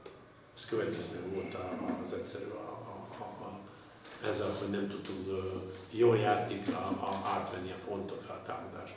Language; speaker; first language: Hungarian; non-native, fluent; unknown